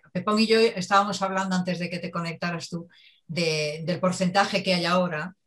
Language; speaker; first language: Spanish; native; Spanish